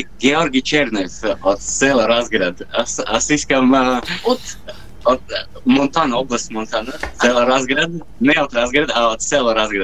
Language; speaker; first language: Bulgarian; non-native, learner; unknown